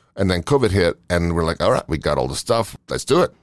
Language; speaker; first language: English; non-native, fluent; Norwegian